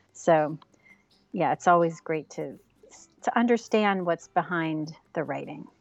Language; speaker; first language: English; native; English